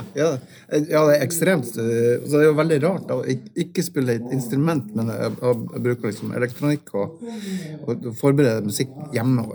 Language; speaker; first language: Norwegian; native; Norwegian